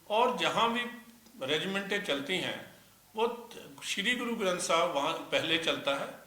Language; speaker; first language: Hindi; non-native, local second language; Punjabi